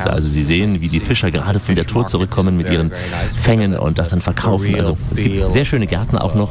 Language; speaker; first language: German; native; German